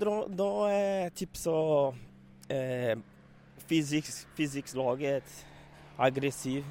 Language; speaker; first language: Swedish; non-native, learner; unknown